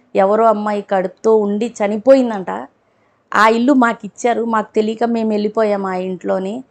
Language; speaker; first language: Telugu; non-native, local second language; Urdu